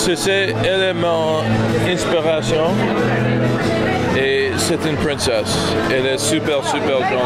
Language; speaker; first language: French; non-native, learner; English